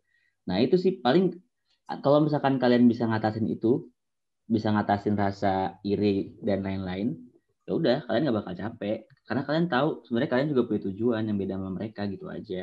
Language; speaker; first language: Indonesian; native; Indonesian